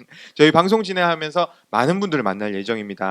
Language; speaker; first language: Korean; native; Korean